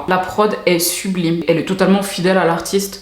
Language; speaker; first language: French; native; French